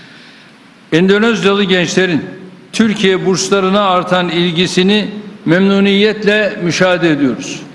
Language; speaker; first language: Turkish; native; Turkish